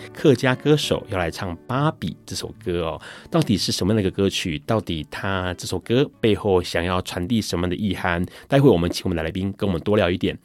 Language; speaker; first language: Chinese; native; Chinese